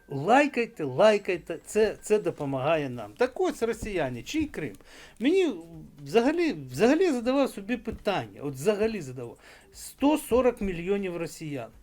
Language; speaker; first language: Ukrainian; non-native, local second language; Russian